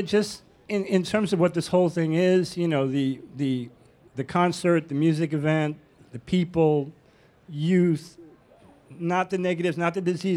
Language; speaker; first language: English; native; English